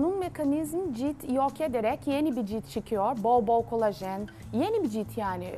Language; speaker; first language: Turkish; non-native, learner; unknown